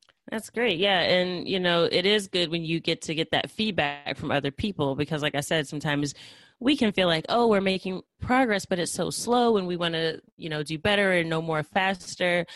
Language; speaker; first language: English; native; English